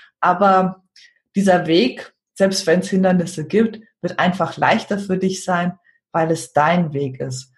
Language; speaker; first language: German; native; German